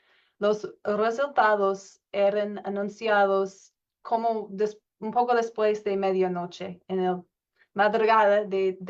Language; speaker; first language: Spanish; non-native, learner; English